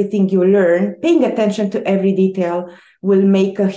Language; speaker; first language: English; non-native, fluent; Romanian